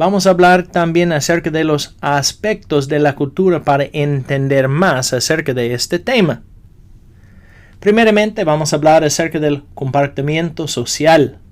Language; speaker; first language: Spanish; non-native, fluent; English